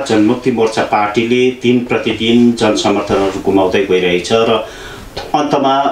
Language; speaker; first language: Nepali; native; Nepali